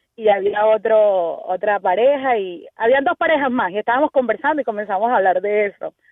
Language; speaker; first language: Spanish; native; Spanish